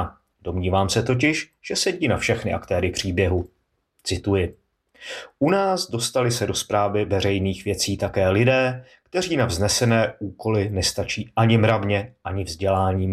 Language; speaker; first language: Czech; native; Czech